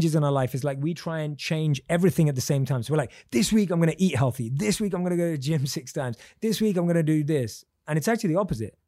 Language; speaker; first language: English; native; English